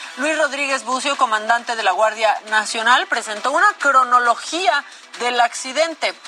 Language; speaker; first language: Spanish; native; Spanish